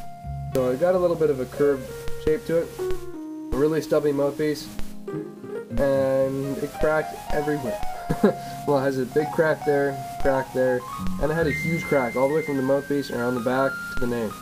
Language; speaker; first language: English; native; English